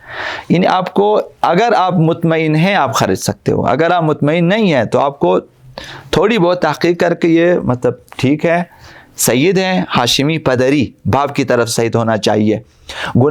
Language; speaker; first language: Urdu; non-native, local second language; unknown